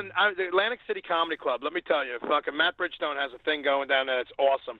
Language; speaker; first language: English; native; English